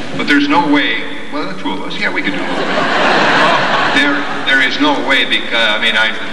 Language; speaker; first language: English; native; English